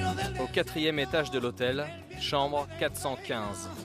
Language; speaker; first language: French; native; French